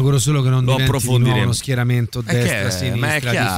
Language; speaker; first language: Italian; native; Italian